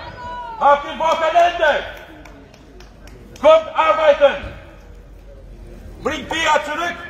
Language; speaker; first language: German; non-native, fluent; Romanian